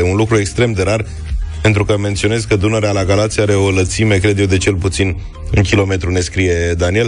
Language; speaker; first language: Romanian; native; Romanian